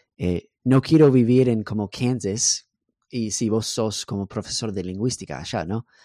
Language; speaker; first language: Spanish; non-native, fluent; English